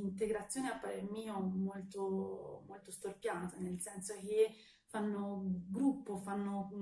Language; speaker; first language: Italian; early bilingual, other home language; Albanian